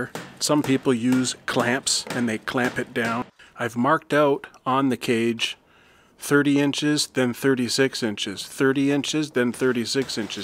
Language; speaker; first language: English; native; English